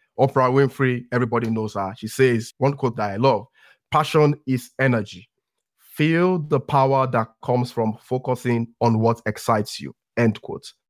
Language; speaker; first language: English; non-native, local second language; Yoruba